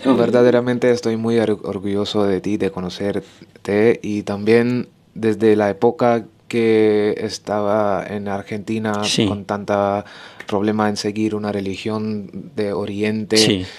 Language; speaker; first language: Spanish; non-native, learner; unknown